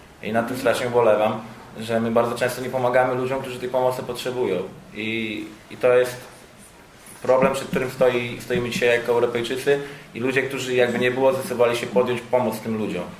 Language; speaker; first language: Polish; native; Polish